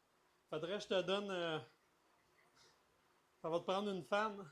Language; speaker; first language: French; native; French